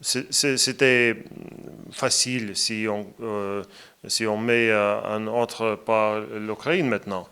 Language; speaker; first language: French; non-native, fluent; Latvian